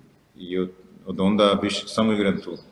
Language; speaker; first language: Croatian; non-native, fluent; Portuguese